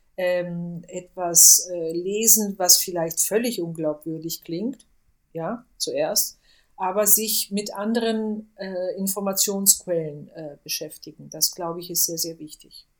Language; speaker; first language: German; non-native, fluent; Italian